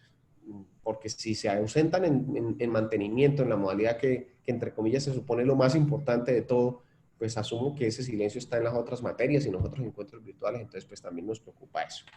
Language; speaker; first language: Spanish; native; Spanish